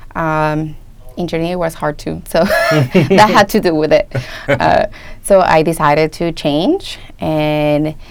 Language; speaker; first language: English; non-native, fluent; Spanish